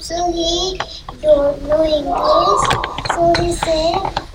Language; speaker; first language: English; non-native, learner; Hindi